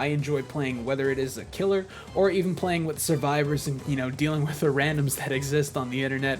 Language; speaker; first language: English; native; English